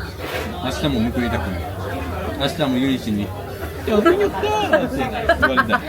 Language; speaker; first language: Japanese; native; Japanese